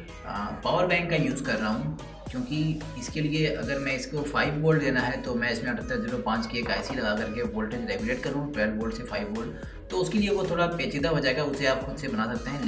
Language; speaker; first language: Hindi; native; Hindi